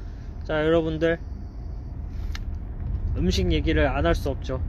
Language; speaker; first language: Korean; native; Korean